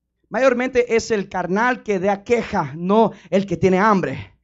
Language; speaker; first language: Spanish; early bilingual, heritage; Spanish